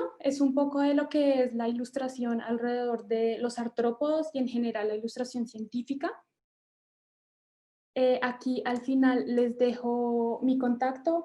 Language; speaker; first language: Spanish; native; Spanish